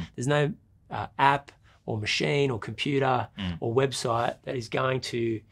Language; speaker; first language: English; native; English